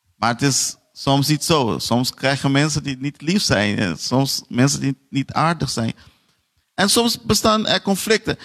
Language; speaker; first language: Dutch; non-native, fluent; Portuguese